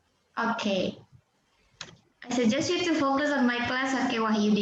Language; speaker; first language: English; non-native, fluent; Indonesian